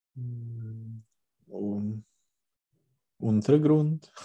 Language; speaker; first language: German; non-native, learner; Czech